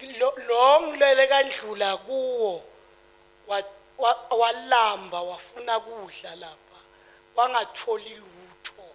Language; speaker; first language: Zulu; native; Zulu